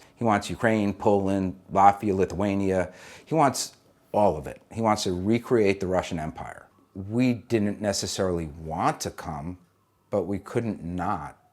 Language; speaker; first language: English; native; English